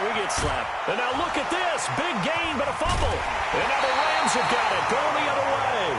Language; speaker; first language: English; native; English